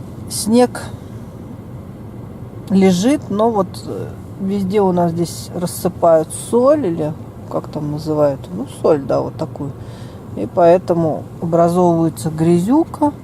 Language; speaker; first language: Russian; native; Russian